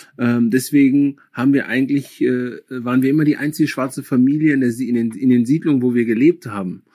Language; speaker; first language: German; early bilingual, other home language; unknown